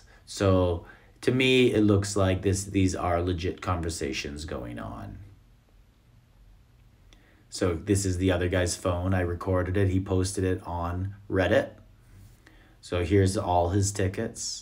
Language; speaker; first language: English; native; English